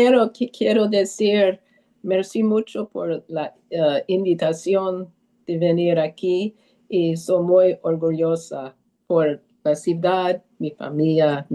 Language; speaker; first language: Spanish; early bilingual, heritage; Spanish